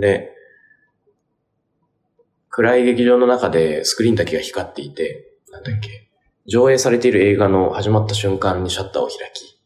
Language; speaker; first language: Japanese; native; Japanese